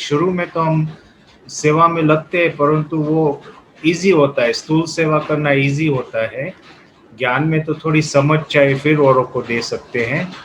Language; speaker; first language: Hindi; non-native, fluent; Gujarati